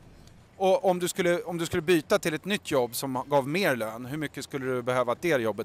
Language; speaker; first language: Swedish; native; Swedish